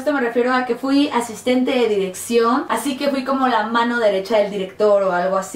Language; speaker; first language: Spanish; native; Spanish